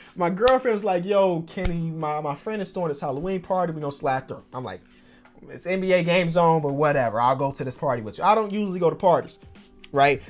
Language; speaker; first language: English; native; English